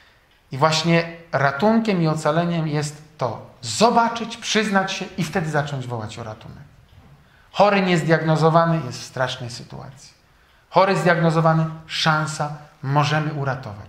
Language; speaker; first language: Polish; native; Polish